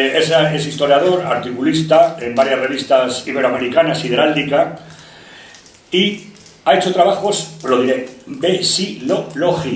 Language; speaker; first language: Spanish; native; Spanish